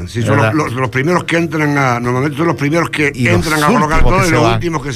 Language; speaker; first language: Spanish; native; Spanish